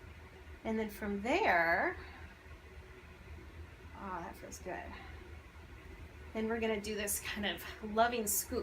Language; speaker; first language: English; native; English